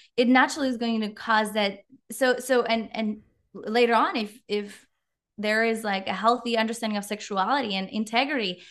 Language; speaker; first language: English; non-native, fluent; Czech